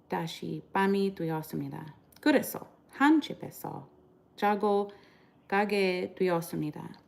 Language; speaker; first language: Korean; non-native, learner; English